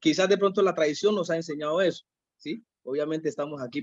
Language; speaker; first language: Spanish; native; Spanish